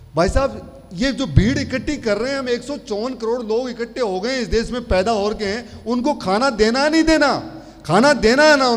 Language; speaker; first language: Hindi; native; Hindi